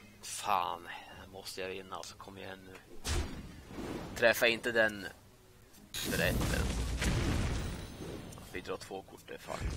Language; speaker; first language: Swedish; native; Swedish